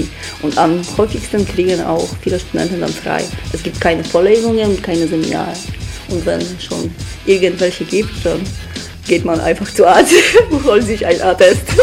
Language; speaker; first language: German; non-native, fluent; Polish